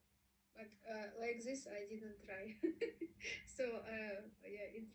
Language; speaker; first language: English; non-native, learner; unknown